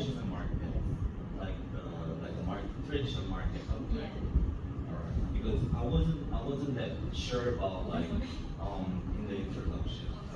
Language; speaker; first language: English; non-native, fluent; Korean